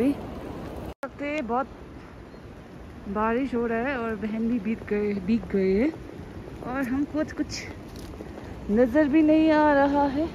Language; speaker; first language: Hindi; non-native, local second language; Nepali